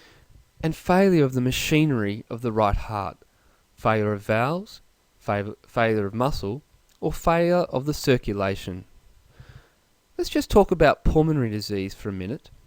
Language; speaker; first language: English; native; English